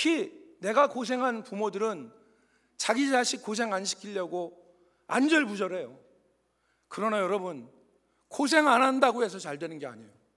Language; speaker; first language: Korean; native; Korean